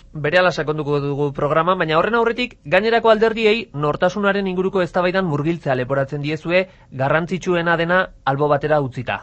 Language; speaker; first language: Basque; native; Basque